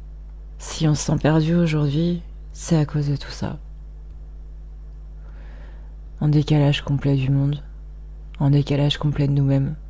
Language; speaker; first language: French; native; French